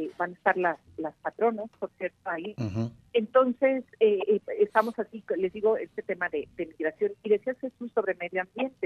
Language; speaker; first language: Spanish; native; Spanish